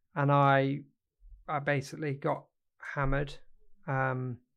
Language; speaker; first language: English; native; English